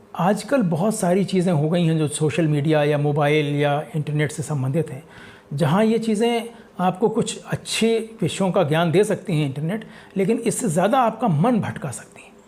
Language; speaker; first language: Hindi; native; Hindi